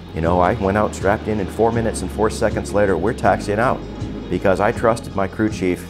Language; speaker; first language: English; native; English